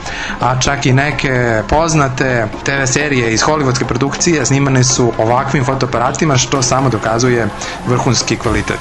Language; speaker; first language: Serbian; native; Serbian